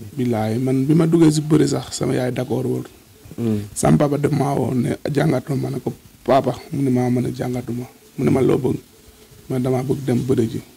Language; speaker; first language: Wolof; non-native, local second language; Serer